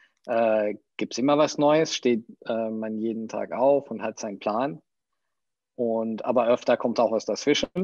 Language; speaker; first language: German; non-native, fluent; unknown